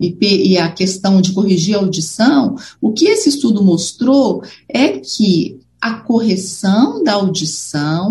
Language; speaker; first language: Portuguese; native; Portuguese